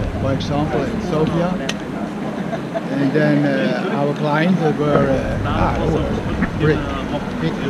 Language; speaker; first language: English; non-native, learner; Dutch